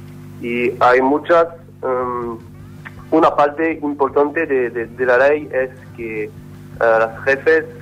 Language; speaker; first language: Spanish; non-native, learner; French